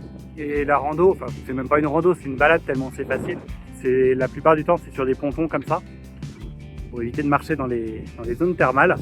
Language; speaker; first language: French; native; French